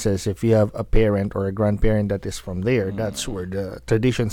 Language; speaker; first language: English; non-native, local second language; Filipino